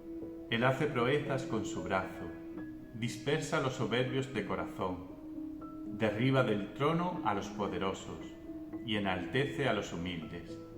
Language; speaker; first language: Spanish; native; Spanish